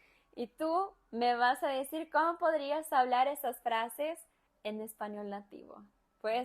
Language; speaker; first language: Spanish; non-native, fluent; Portuguese